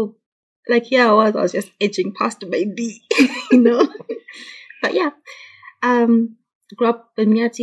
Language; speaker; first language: English; non-native, local second language; Shona